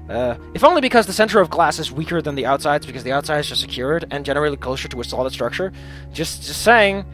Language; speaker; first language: English; non-native, fluent; Dutch